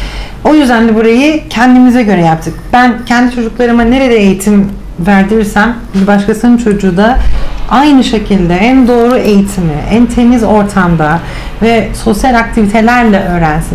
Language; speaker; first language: Turkish; native; Turkish